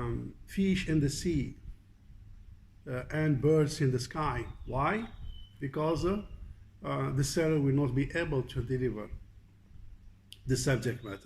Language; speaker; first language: English; non-native, fluent; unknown